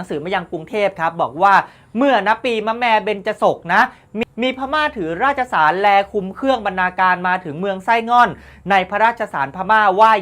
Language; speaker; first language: Thai; native; Thai